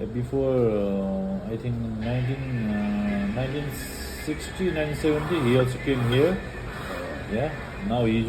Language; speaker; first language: English; non-native, fluent; Nepali